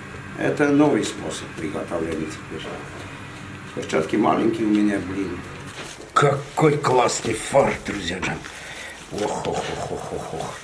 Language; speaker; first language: Russian; non-native, fluent; Armenian